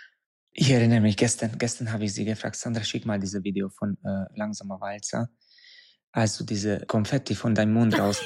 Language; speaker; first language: German; non-native, fluent; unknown